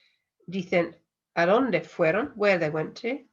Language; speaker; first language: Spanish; non-native, fluent; English